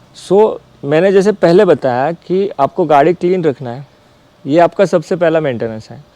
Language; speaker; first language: Hindi; non-native, local second language; Marathi